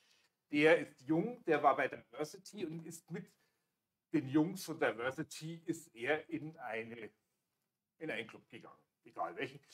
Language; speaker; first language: German; native; German